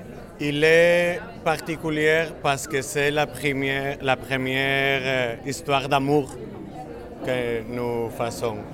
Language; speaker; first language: French; non-native, learner; Spanish